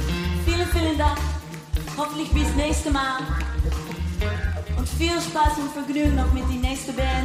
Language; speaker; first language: German; non-native, fluent; Dutch